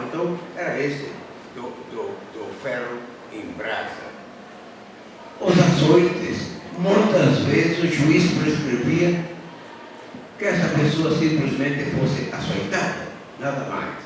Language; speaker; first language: Portuguese; native; Portuguese